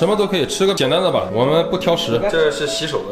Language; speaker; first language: Chinese; native; Chinese